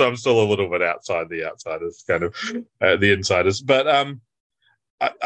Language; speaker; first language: English; native; English